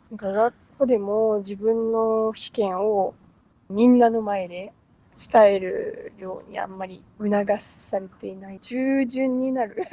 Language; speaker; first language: Japanese; non-native, fluent; French